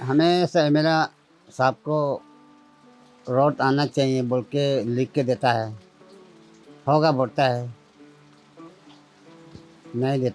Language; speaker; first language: Hindi; non-native, local second language; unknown